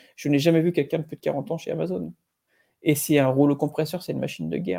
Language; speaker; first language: French; native; French